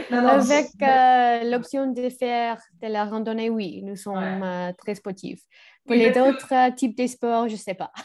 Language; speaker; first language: French; non-native, learner; English